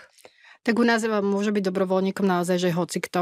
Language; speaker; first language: Slovak; native; Slovak